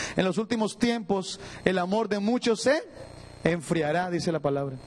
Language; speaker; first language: Spanish; native; Spanish